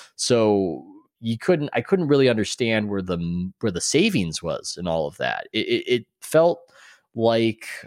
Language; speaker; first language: English; native; English